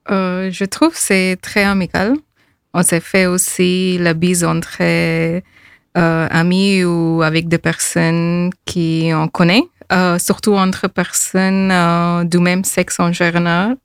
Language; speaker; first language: French; non-native, learner; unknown